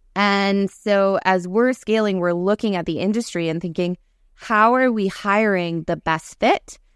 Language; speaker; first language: English; native; English